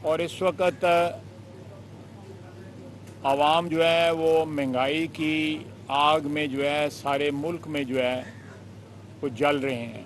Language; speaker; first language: Urdu; non-native, local second language; Punjabi